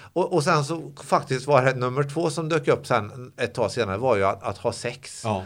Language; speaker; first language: Swedish; native; Swedish